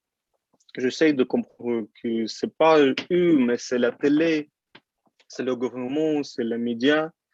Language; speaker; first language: French; non-native, learner; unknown